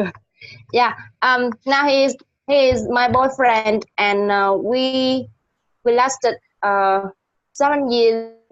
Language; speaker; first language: English; non-native, learner; Vietnamese